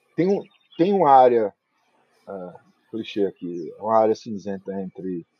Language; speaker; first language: Portuguese; native; Portuguese